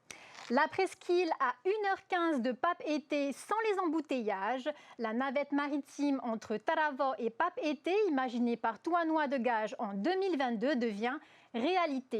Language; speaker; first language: French; native; French